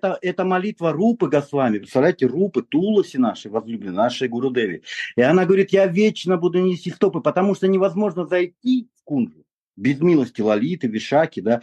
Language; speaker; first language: Russian; native; Russian